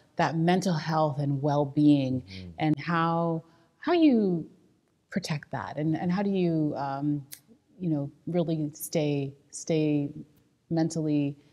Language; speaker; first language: English; native; English